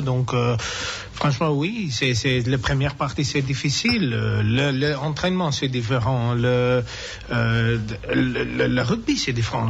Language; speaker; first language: French; non-native, learner; English